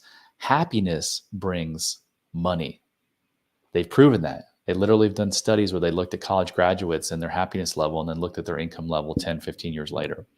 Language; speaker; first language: English; native; English